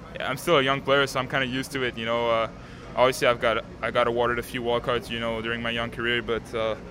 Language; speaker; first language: English; non-native, fluent; French